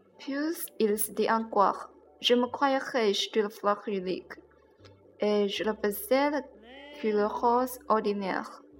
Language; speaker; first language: French; non-native, learner; Chinese